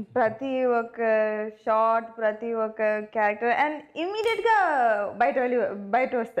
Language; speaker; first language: Telugu; non-native, fluent; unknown